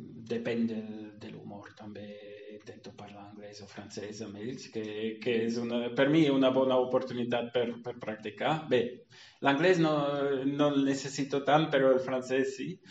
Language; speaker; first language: Catalan; non-native, fluent; German